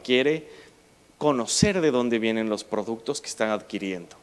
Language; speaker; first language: Spanish; native; Spanish